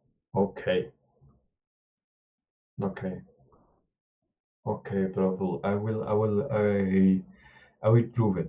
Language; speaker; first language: English; non-native, learner; Spanish